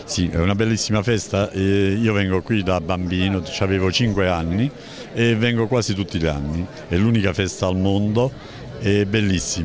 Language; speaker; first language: Italian; native; Italian